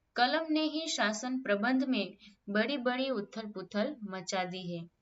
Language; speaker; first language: Hindi; non-native, local second language; Gujarati